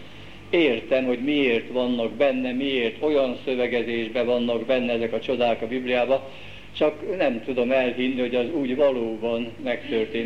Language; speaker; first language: Hungarian; native; Hungarian